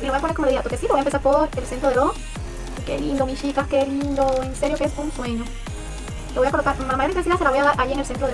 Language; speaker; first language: Spanish; native; Spanish